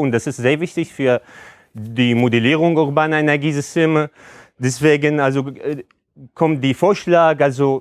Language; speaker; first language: German; non-native, fluent; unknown